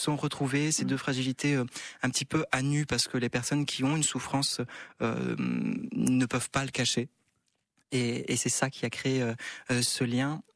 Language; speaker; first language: French; native; French